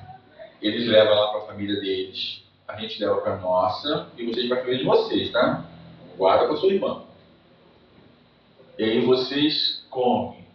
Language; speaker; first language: Portuguese; native; Portuguese